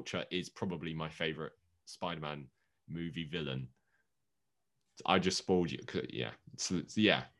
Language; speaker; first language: English; native; English